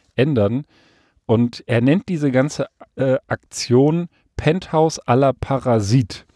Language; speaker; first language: German; native; German